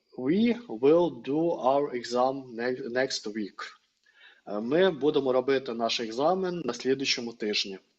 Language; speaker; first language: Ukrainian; non-native, local second language; Russian